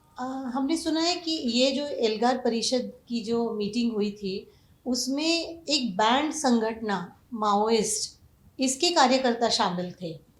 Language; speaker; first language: Hindi; non-native, local second language; Marathi